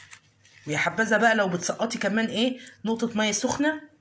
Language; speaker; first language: Arabic; native; Arabic